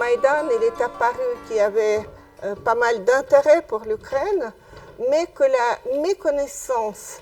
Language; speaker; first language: French; non-native, fluent; Russian